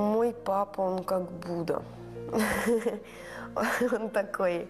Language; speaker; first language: Russian; early bilingual, heritage; Russian